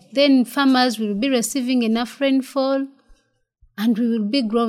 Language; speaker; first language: English; non-native, local second language; Ganda